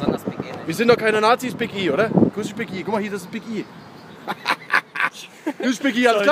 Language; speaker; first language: German; native; German